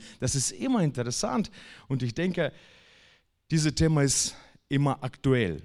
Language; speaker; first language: German; non-native, fluent; Russian